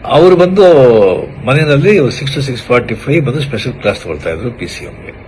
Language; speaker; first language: Kannada; non-native, local second language; Marathi